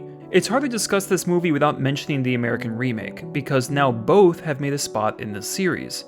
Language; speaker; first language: English; native; English